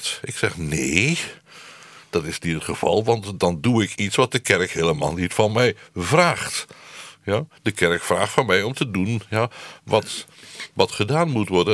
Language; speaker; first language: Dutch; native; Dutch